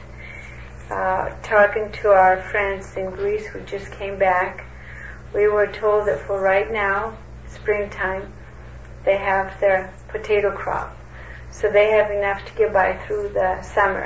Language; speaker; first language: English; non-native, fluent; Greek